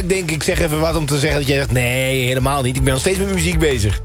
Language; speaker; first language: Dutch; native; Dutch